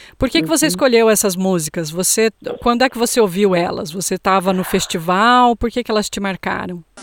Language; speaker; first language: Portuguese; native; Portuguese